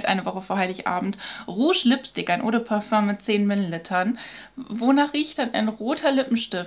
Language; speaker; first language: German; native; German